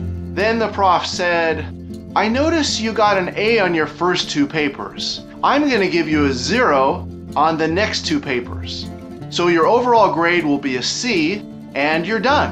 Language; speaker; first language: English; native; English